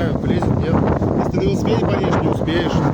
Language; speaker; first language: Russian; native; Russian